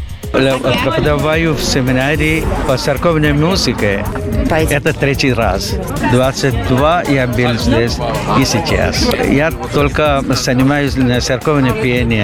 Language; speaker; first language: Russian; non-native, learner; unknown